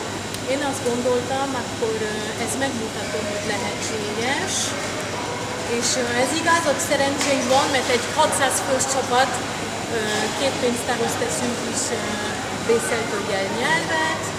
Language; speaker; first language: Hungarian; non-native, learner; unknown